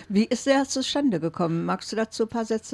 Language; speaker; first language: German; native; German